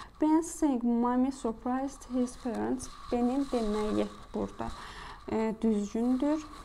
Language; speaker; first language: English; non-native, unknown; Azerbaijani